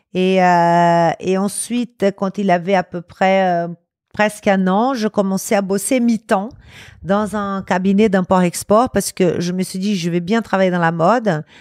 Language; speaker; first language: French; non-native, fluent; Portuguese